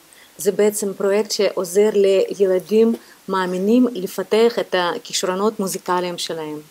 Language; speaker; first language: Hebrew; non-native, fluent; Russian